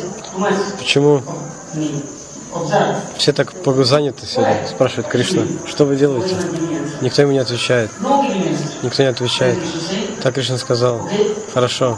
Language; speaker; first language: Russian; non-native, fluent; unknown